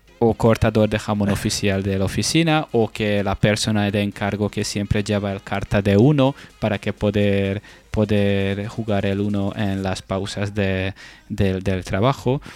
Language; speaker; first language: Spanish; non-native, fluent; Hungarian